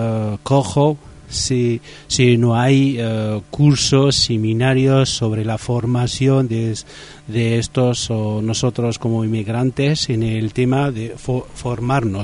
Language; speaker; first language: Spanish; non-native, fluent; Riffian